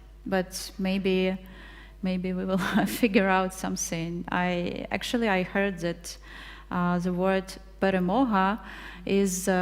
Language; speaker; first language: English; non-native, fluent; Ukrainian